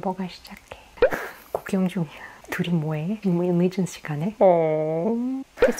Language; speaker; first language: Korean; non-native, fluent; Russian